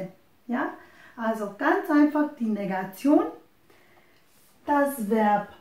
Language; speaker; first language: German; non-native, fluent; Romanian